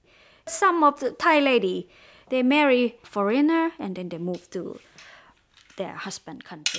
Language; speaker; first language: English; non-native, learner; Thai